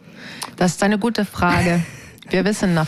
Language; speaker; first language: German; non-native, fluent; French